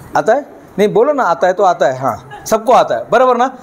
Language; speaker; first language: Hindi; non-native, local second language; Marathi